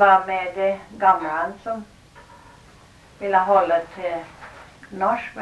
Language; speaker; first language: Norwegian; early bilingual, heritage; Norwegian